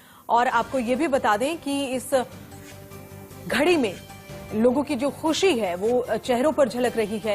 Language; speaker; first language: Hindi; native; Hindi